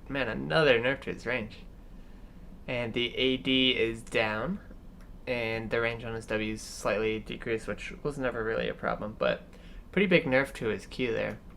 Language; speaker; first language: English; native; English